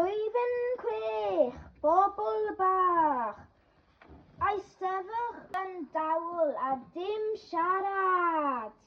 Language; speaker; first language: Welsh; non-native, local second language; English